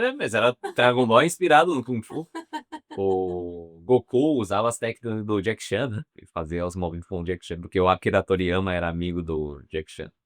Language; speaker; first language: Portuguese; non-native, fluent; Chinese